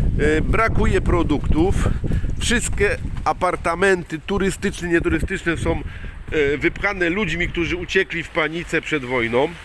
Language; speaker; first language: Polish; native; Polish